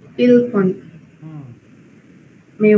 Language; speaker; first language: Korean; non-native, learner; Indonesian